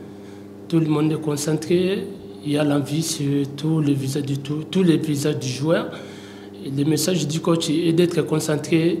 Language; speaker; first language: French; non-native, local second language; Arabic